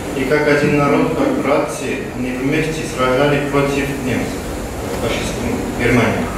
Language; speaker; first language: Russian; non-native, fluent; Armenian